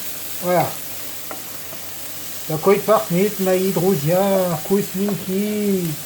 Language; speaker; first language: Russian; non-native, learner; French